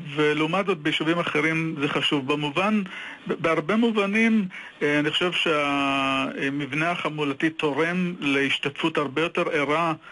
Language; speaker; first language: Hebrew; native; Hebrew